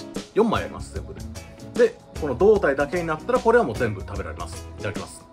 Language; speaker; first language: Japanese; native; Japanese